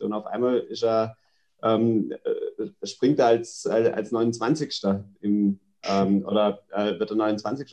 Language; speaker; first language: German; native; German